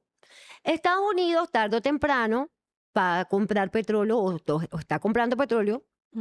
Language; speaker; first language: Spanish; native; Spanish